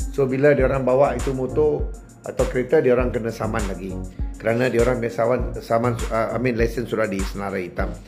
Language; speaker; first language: Malay; non-native, local second language; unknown